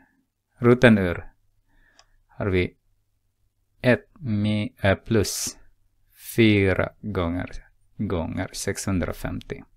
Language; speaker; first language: Swedish; non-native, fluent; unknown